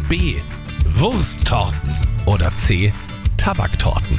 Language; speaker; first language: German; native; German